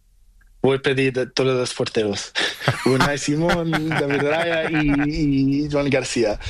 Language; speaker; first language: Spanish; non-native, learner; Portuguese